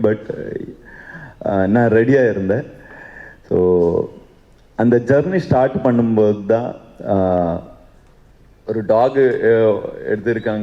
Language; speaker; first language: Tamil; non-native, learner; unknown